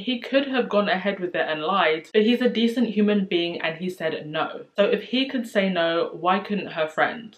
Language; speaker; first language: English; native; English